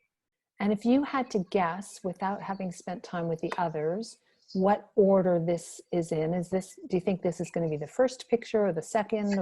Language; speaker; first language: English; non-native, fluent; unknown